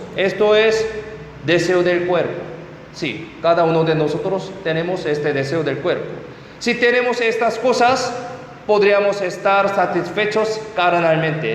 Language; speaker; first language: Spanish; non-native, fluent; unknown